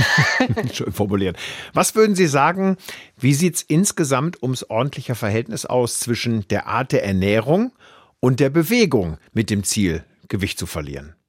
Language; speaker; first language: German; native; German